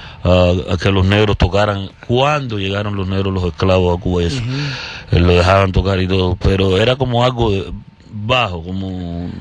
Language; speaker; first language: Spanish; native; Spanish